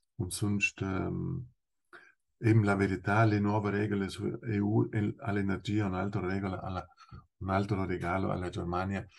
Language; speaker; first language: Italian; non-native, local second language; German